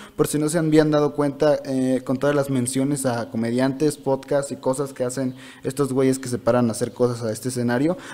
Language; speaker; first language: Spanish; native; Spanish